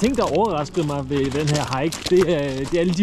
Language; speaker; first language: Danish; native; Danish